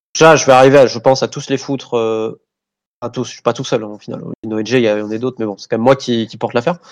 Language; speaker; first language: French; native; French